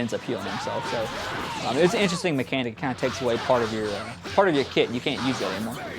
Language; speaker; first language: English; native; English